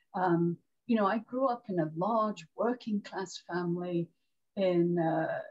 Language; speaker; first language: English; native; English